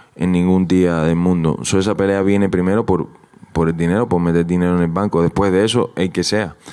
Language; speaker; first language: Spanish; early bilingual, heritage; Spanish